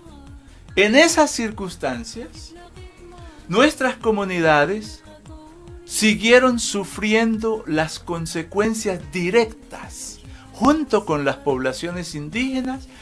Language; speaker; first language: Spanish; native; Spanish